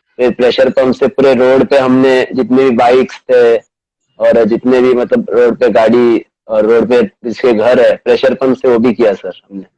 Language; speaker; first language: Hindi; non-native, local second language; Marathi